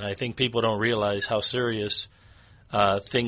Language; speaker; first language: English; native; English